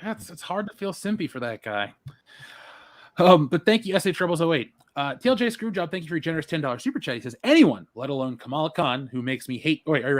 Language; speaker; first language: English; native; English